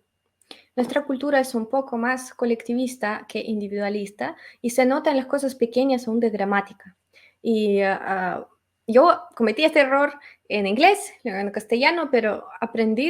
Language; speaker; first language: Spanish; non-native, fluent; Russian